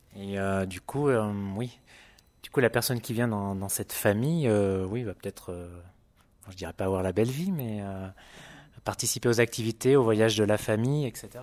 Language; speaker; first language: French; native; French